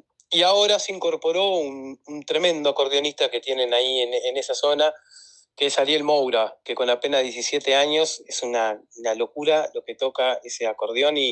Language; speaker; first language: Spanish; native; Spanish